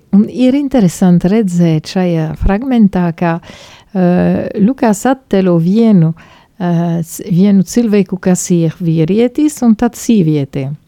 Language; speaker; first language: Latvian; non-native, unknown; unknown